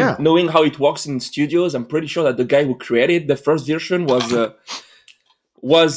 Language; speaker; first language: English; non-native, fluent; French